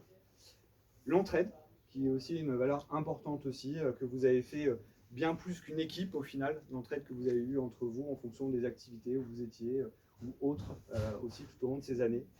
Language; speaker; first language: French; native; French